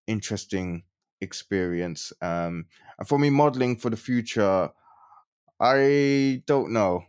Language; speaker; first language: English; native; English